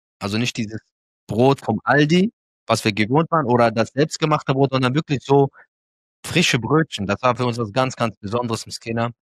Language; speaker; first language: German; early bilingual, other home language; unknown